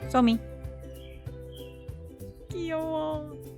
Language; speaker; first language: Korean; native; Korean